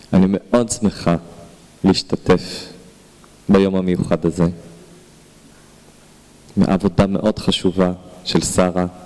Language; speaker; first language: Hebrew; non-native, fluent; English